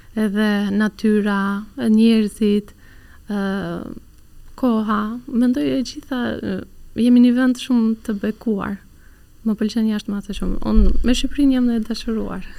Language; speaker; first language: Albanian; early bilingual, heritage; Albanian